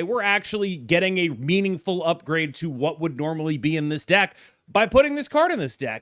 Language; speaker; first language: English; native; English